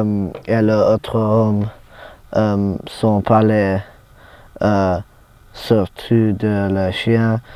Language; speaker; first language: French; non-native, learner; English